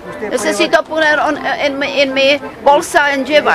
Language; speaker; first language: Spanish; non-native, learner; English